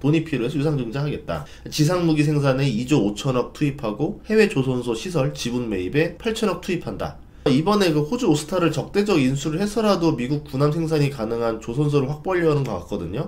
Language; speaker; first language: Korean; native; Korean